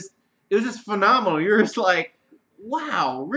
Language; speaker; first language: English; native; English